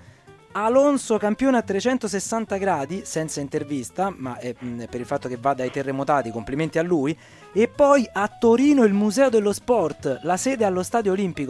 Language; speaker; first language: Italian; native; Italian